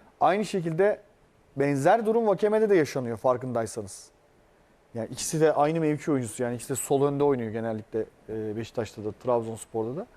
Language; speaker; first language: Turkish; native; Turkish